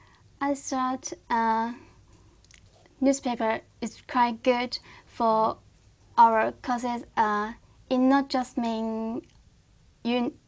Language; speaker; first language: English; non-native, learner; Korean